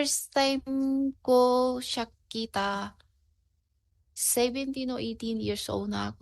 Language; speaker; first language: Filipino; non-native, learner; Chinese